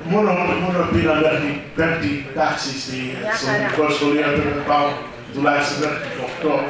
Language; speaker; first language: Greek; early bilingual, heritage; Greek